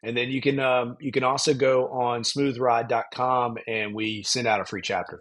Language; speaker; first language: English; native; English